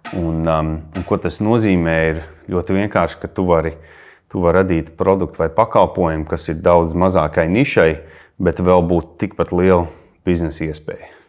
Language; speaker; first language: Latvian; early bilingual, heritage; Latvian